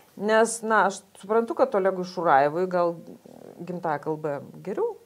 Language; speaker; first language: Lithuanian; native; Lithuanian